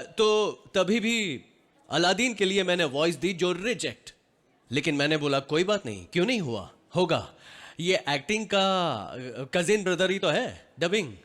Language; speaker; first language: Hindi; non-native, local second language; Gujarati